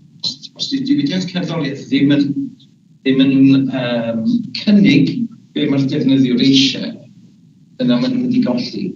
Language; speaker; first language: Welsh; native; Welsh